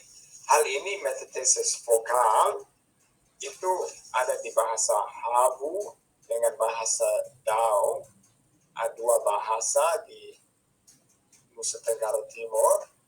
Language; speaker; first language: Indonesian; non-native, fluent; English